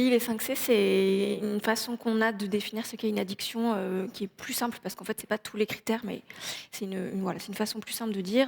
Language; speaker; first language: French; native; French